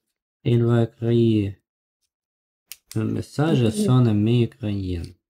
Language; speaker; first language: French; non-native, learner; Russian